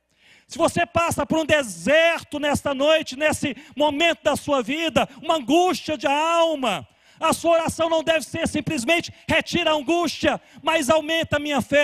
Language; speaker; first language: Portuguese; native; Portuguese